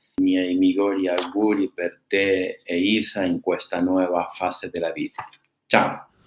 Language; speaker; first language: Italian; non-native, learner; Spanish